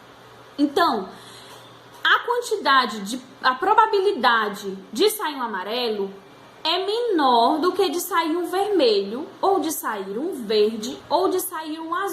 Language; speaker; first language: Portuguese; native; Portuguese